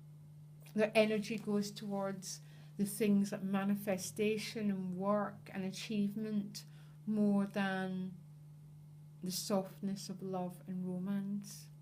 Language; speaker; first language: English; native; English